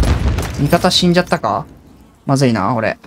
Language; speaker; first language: Japanese; native; Japanese